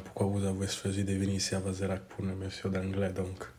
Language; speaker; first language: French; non-native, fluent; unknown